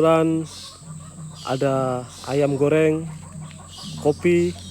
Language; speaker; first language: Indonesian; non-native, fluent; Japanese